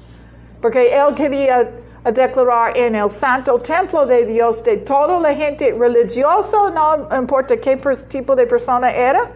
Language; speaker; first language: Spanish; non-native, learner; English